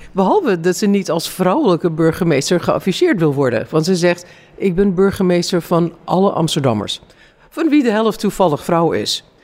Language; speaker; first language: Dutch; non-native, fluent; English